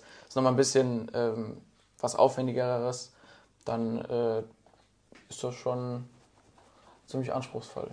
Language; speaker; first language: German; native; German